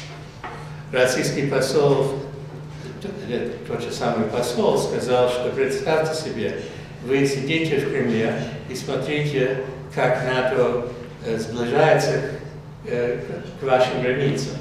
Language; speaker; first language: Russian; non-native, fluent; English